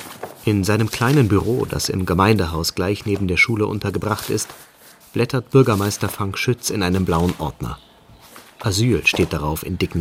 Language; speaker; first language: German; native; German